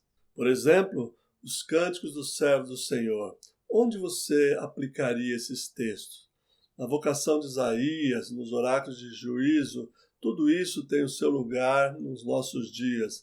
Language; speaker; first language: Portuguese; native; Portuguese